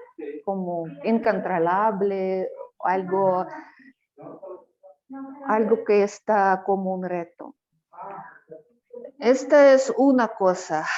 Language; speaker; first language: Spanish; non-native, learner; Russian